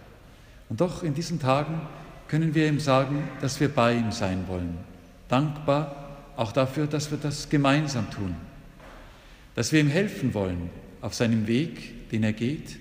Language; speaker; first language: German; native; German